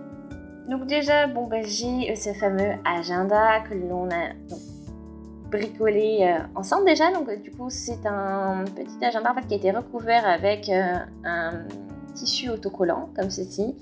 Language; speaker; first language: French; native; French